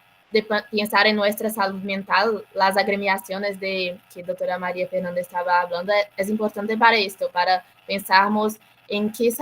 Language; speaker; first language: Spanish; non-native, learner; Portuguese